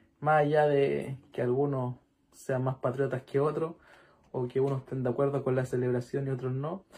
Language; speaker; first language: Spanish; native; Spanish